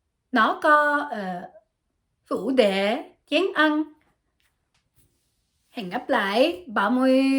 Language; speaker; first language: Vietnamese; non-native, learner; French